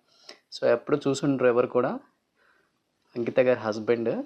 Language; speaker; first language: Telugu; native; Telugu